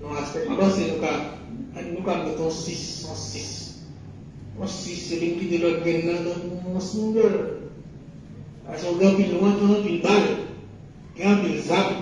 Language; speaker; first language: French; non-native, local second language; Haitian Creole